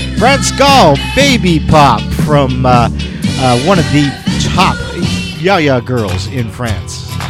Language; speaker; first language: French; non-native, learner; English